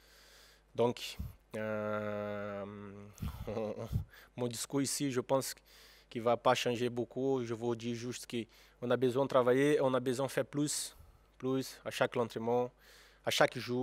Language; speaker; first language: French; non-native, fluent; Portuguese